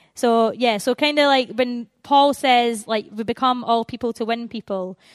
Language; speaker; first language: English; native; English